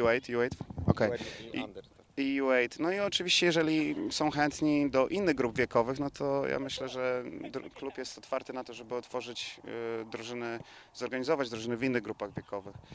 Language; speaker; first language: Polish; native; Polish